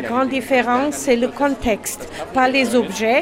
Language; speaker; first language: French; non-native, learner; German